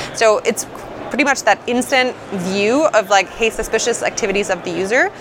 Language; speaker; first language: English; non-native, fluent; German